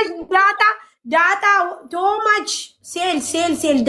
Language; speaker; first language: English; non-native, learner; Amharic